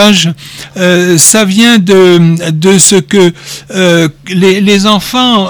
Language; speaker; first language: French; native; French